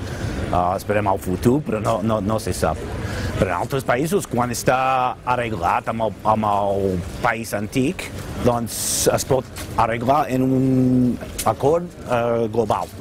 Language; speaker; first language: Catalan; non-native, fluent; English